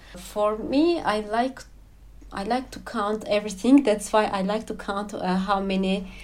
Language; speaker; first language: English; non-native, fluent; Turkish